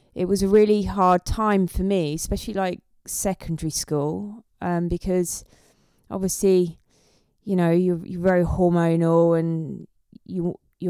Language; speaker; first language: English; native; English